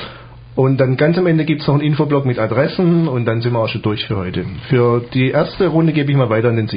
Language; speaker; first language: German; native; German